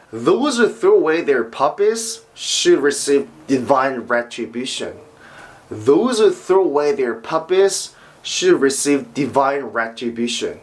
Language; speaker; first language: English; non-native, fluent; Korean